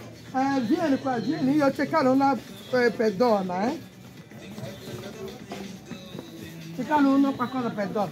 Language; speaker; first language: Italian; non-native, learner; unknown